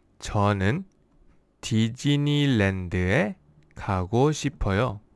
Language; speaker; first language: Korean; non-native, learner; English